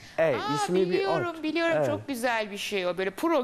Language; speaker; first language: Turkish; native; Turkish